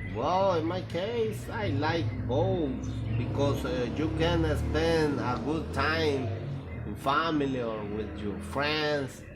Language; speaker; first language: English; non-native, learner; Spanish